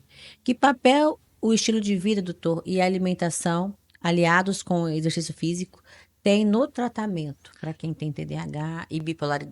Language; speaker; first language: Portuguese; native; Portuguese